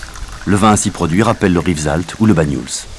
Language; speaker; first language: French; native; French